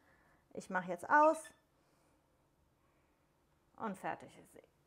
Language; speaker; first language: German; non-native, fluent; Italian